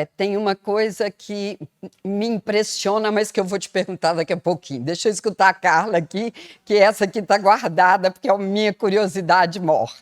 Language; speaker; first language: Portuguese; native; Portuguese